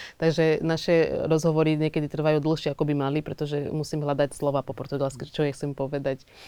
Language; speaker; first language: Slovak; early bilingual, other home language; Portuguese